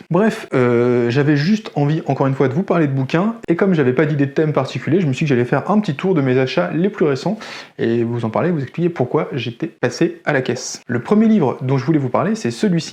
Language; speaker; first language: French; native; French